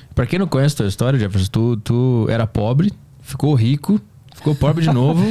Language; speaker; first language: Portuguese; native; Portuguese